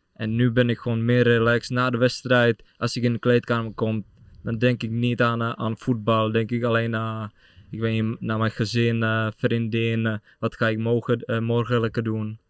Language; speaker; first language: Dutch; non-native, fluent; Czech